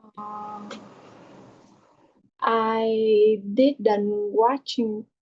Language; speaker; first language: English; non-native, learner; Vietnamese